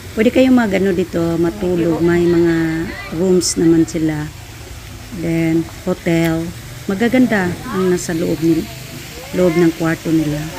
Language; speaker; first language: Filipino; non-native, local second language; Cebuano